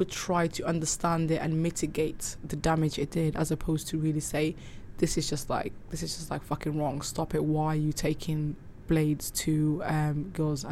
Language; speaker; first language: English; native; English